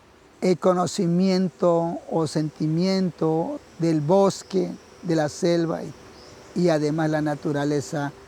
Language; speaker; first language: Spanish; non-native, local second language; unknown